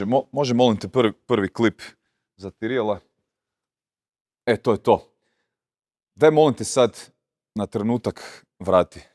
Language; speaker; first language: Croatian; native; Croatian